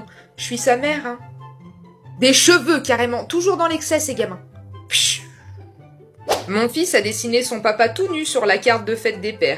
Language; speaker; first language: French; native; French